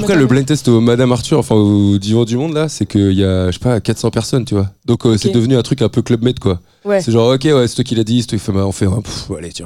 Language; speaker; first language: French; native; French